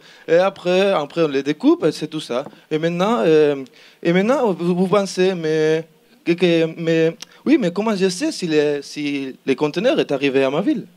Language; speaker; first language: French; non-native, learner; Spanish